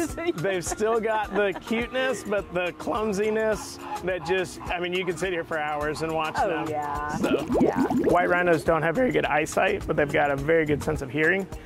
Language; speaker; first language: English; native; English